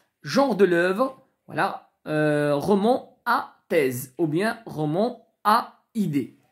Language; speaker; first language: French; non-native, local second language; Arabic